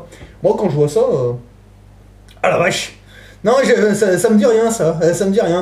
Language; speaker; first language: French; native; French